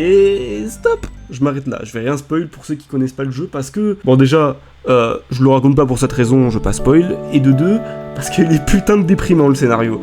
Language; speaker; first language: French; native; French